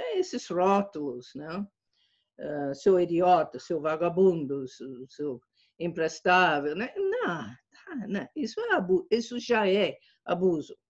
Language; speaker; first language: Portuguese; non-native, fluent; English